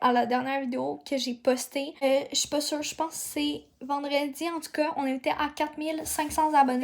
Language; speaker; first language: French; native; French